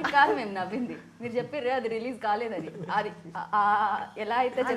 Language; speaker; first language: Telugu; native; Telugu